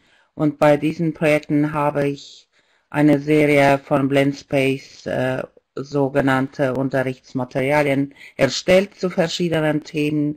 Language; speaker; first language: German; non-native, fluent; Estonian